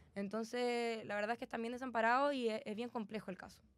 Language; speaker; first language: Spanish; native; Spanish